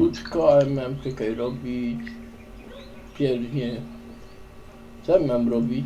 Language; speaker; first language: Polish; native; Polish